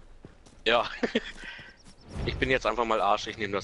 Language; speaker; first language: German; native; German